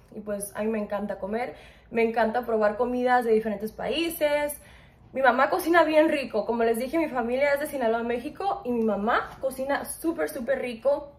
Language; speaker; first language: Spanish; early bilingual, heritage; Spanish